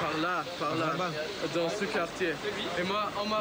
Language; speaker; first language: French; non-native, learner; English